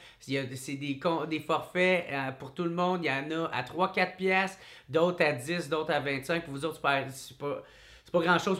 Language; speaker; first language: French; native; French